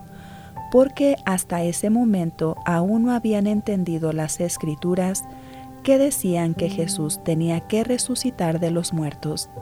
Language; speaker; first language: Spanish; native; Spanish